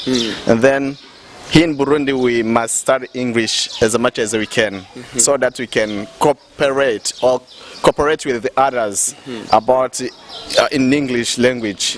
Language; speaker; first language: English; non-native, local second language; Rundi